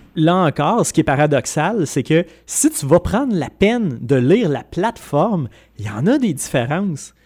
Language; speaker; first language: French; native; French